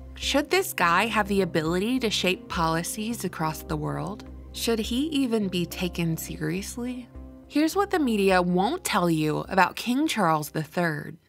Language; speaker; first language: English; native; English